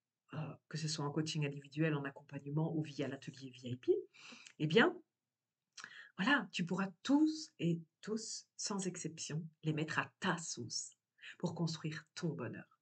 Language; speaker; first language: French; native; French